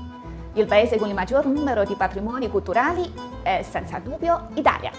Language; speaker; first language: Italian; non-native, fluent; Chinese